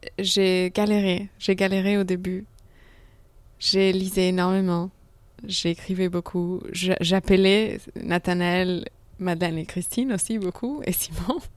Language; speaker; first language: French; non-native, fluent; Italian